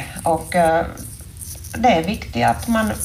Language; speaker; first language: Swedish; non-native, local second language; Finnish